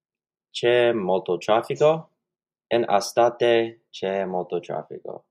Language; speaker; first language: Italian; non-native, learner; English